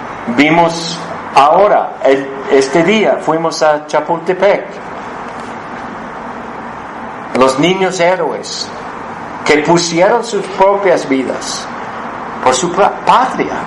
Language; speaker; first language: Spanish; non-native, fluent; English